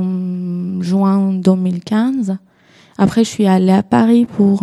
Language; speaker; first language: French; non-native, learner; Persian